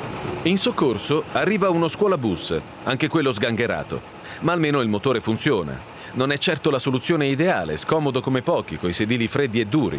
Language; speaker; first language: Italian; native; Italian